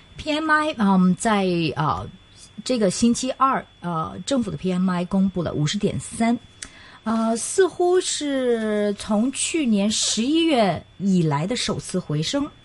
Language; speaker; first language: Chinese; non-native, local second language; Cantonese